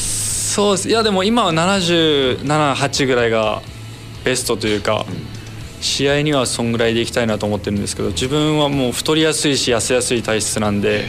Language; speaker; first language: Japanese; native; Japanese